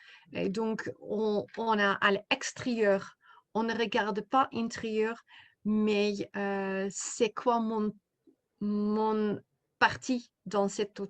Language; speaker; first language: French; non-native, fluent; Dutch